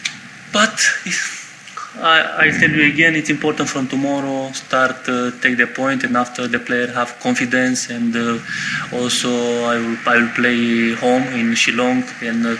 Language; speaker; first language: English; non-native, learner; Romanian